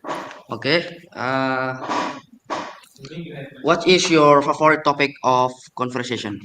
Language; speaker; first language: English; non-native, learner; Indonesian